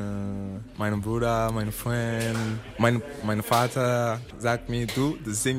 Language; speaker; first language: German; non-native, learner; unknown